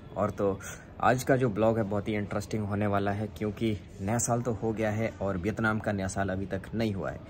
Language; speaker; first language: Hindi; native; Hindi